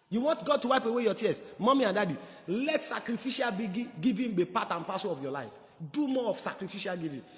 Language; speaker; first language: English; non-native, local second language; Yoruba